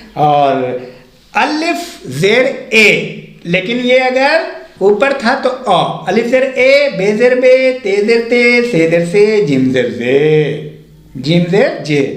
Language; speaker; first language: Hindi; native; Hindi